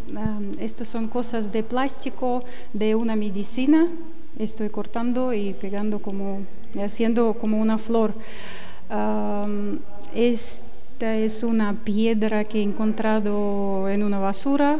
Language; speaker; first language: Spanish; non-native, learner; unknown